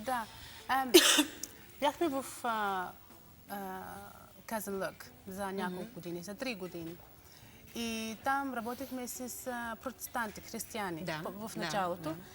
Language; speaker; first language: Bulgarian; non-native, learner; English